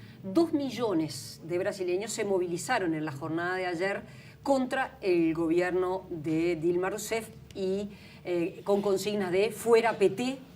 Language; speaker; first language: Spanish; native; Spanish